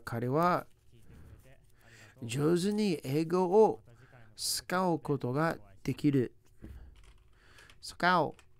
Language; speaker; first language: Japanese; non-native, learner; English